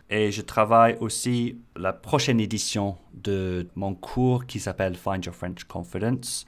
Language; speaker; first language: French; non-native, fluent; English